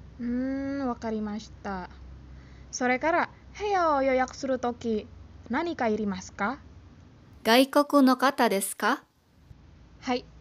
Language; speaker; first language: Japanese; non-native, learner; Indonesian